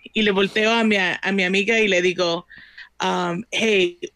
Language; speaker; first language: Spanish; early bilingual, heritage; Spanish